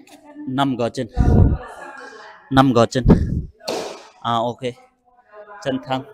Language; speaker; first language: Vietnamese; non-native, learner; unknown